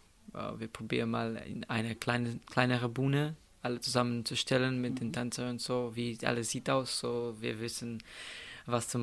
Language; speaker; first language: German; non-native, fluent; Slovenian